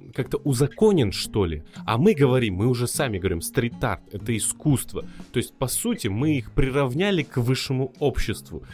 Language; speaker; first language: Russian; native; Russian